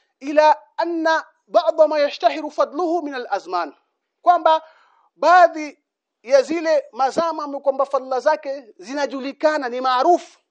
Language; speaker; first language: Swahili; native; Swahili